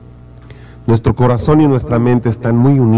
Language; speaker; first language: Spanish; native; Spanish